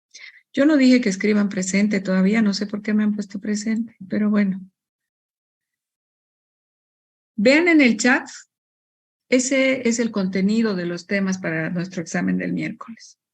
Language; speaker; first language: Spanish; native; Spanish